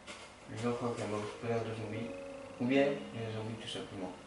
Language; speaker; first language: French; native; French